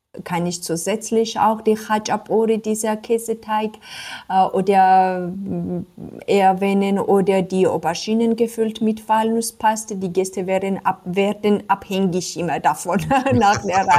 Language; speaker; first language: German; non-native, fluent; Georgian